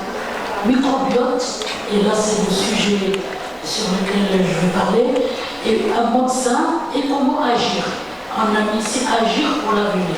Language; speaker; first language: French; non-native, local second language; Arabic